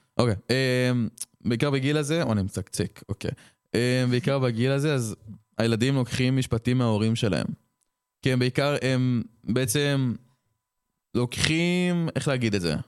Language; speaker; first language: Hebrew; early bilingual, other home language; French